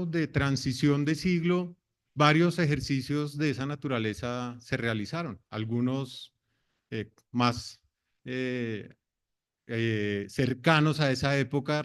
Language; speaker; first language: Spanish; native; Spanish